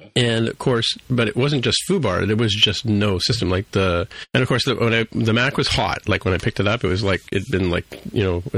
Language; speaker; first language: English; native; English